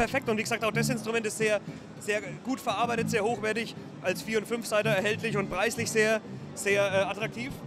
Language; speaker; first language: German; native; German